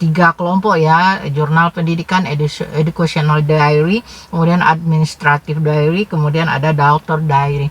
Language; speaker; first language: Indonesian; native; Indonesian